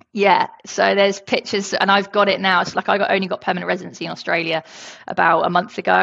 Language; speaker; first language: English; native; English